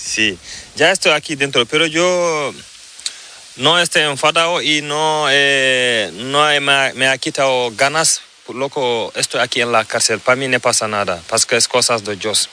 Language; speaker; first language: Spanish; non-native, learner; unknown